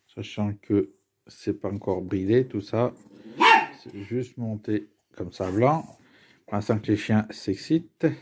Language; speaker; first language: French; native; French